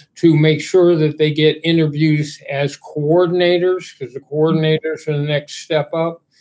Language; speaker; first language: English; native; English